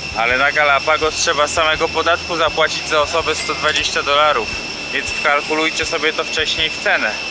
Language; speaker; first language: Polish; native; Polish